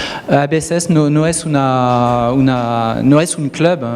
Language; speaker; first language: Spanish; non-native, fluent; French